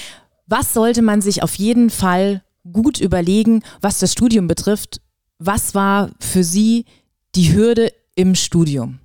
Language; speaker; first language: German; native; German